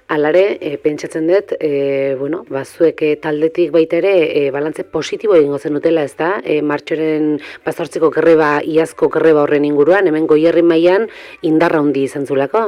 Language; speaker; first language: Basque; native; Basque